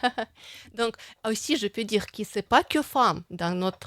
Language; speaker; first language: French; non-native, fluent; Russian